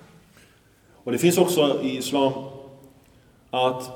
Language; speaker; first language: Swedish; early bilingual, other home language; Arabic